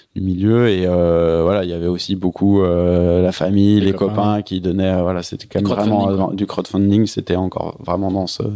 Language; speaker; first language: French; native; French